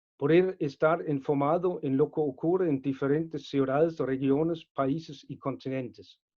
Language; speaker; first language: Spanish; non-native, fluent; Danish